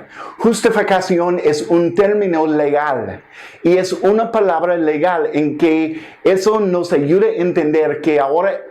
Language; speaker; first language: Spanish; non-native, fluent; English